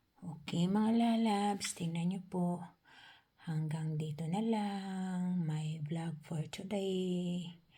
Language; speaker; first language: Filipino; native; Filipino